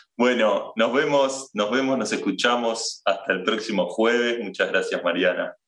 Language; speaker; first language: Spanish; native; Spanish